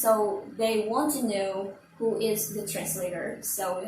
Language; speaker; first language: English; non-native, learner; Indonesian